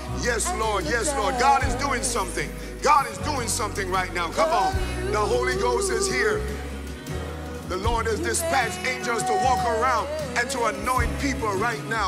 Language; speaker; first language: English; native; English